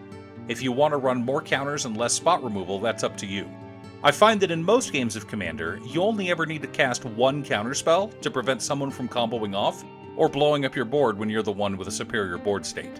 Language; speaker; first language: English; native; English